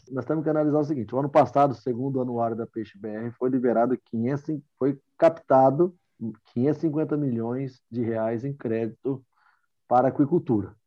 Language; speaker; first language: Portuguese; native; Portuguese